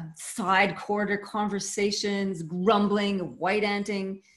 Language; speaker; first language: English; native; English